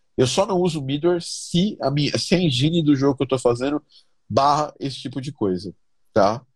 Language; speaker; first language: Portuguese; native; Portuguese